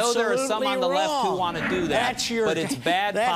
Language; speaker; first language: English; native; English